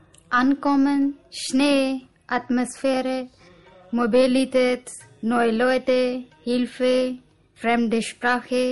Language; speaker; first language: German; non-native, learner; Punjabi